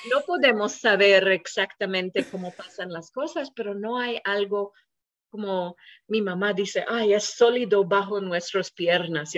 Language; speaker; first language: Spanish; non-native, fluent; Hebrew